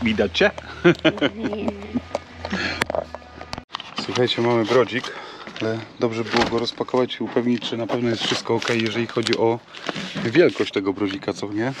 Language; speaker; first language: Polish; native; Polish